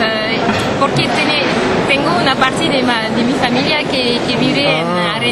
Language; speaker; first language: Spanish; non-native, learner; French